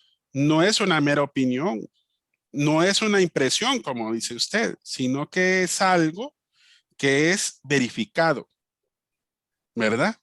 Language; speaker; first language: Spanish; native; Spanish